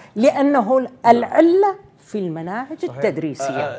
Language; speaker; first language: Arabic; native; Arabic